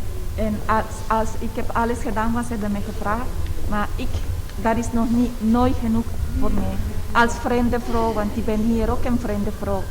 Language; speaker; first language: Dutch; non-native, learner; Spanish